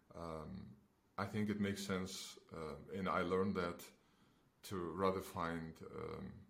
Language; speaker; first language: English; non-native, fluent; Belarusian